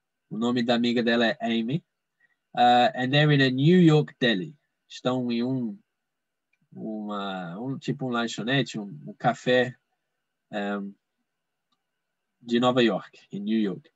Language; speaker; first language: Portuguese; non-native, fluent; English